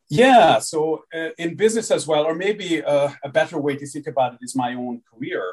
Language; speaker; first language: English; early bilingual, other home language; Hungarian